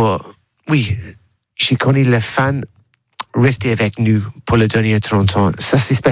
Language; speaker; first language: French; non-native, learner; English